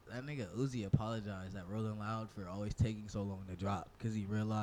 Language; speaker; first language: English; native; English